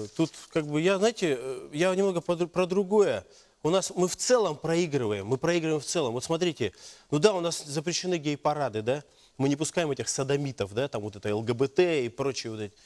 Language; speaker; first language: Russian; native; Russian